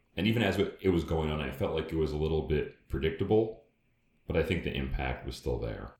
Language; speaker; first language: English; native; English